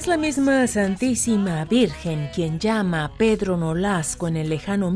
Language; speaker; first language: Spanish; native; Spanish